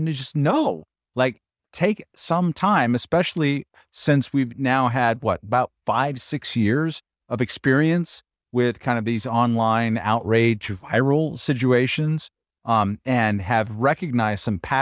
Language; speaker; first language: English; native; English